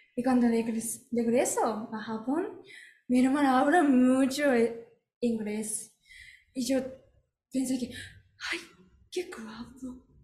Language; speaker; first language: Spanish; non-native, learner; Japanese